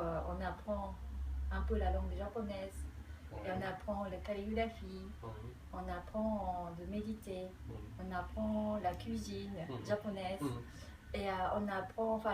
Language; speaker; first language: French; non-native, fluent; Japanese